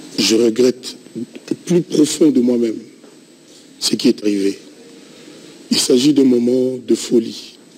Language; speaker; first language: French; non-native, local second language; Lingala